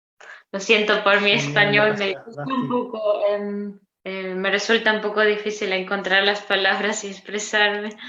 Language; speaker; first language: Spanish; non-native, learner; Romanian